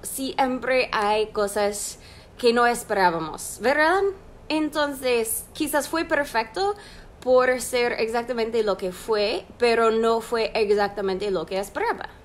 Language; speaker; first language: Spanish; non-native, fluent; English